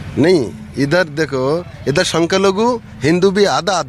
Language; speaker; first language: Hindi; non-native, local second language; Bangla